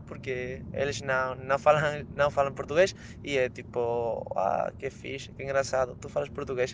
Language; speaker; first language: Portuguese; non-native, fluent; Spanish